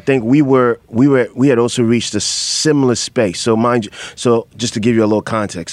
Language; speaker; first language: English; non-native, local second language; Akan